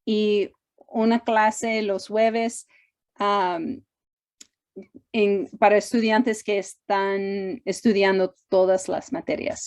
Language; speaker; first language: Spanish; non-native, fluent; English